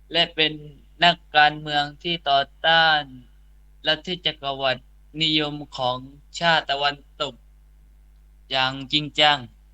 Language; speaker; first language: Thai; non-native, local second language; Pattani Malay